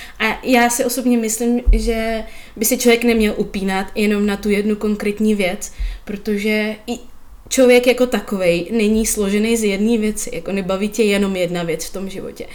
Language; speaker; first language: Czech; non-native, fluent; Russian